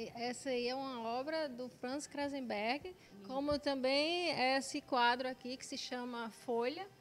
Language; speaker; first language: Portuguese; native; Portuguese